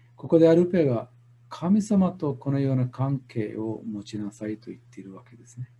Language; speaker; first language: Japanese; non-native, fluent; Malayalam